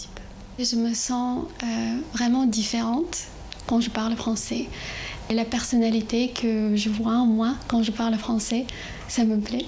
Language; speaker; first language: French; non-native, fluent; Armenian